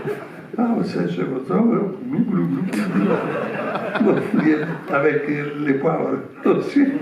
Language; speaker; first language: French; non-native, fluent; Italian